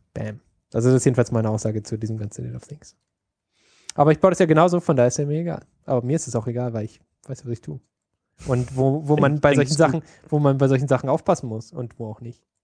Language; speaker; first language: German; native; German